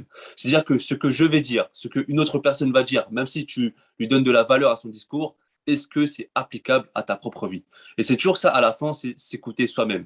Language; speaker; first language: French; native; French